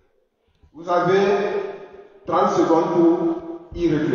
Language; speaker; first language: French; non-native, fluent; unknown